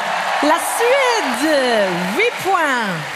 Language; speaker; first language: French; non-native, fluent; Swedish